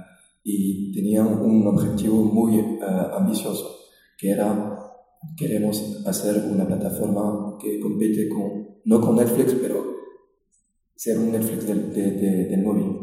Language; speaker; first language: Spanish; non-native, fluent; French